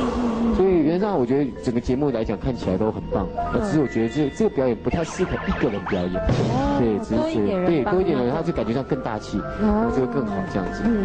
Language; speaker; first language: Chinese; native; Chinese